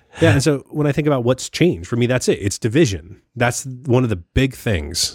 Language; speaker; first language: English; native; English